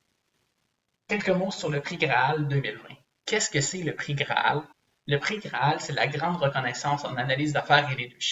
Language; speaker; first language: French; native; French